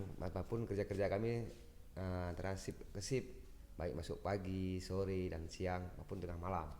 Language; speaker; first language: Indonesian; non-native, local second language; Achinese